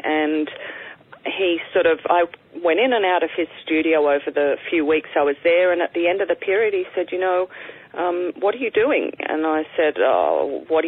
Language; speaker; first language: English; native; English